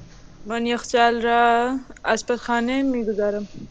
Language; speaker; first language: Persian; non-native, learner; Urdu